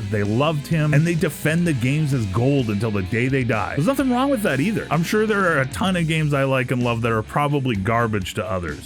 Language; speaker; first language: English; native; English